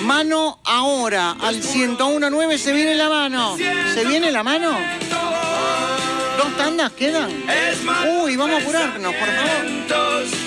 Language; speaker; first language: Spanish; native; Spanish